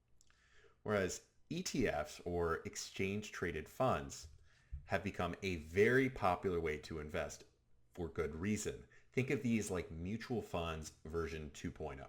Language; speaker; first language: English; native; English